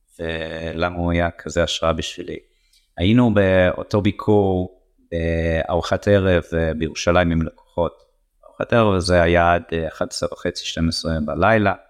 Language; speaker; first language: Hebrew; non-native, fluent; English